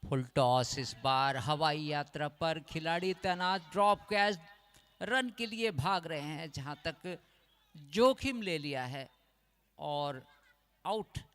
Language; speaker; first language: Hindi; non-native, local second language; Bangla